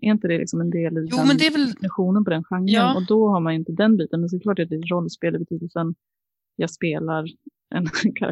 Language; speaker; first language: Swedish; native; Swedish